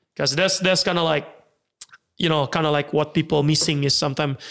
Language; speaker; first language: English; non-native, fluent; Indonesian